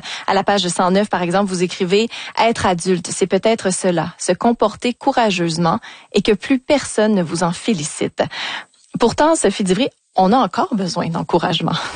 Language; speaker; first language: French; native; French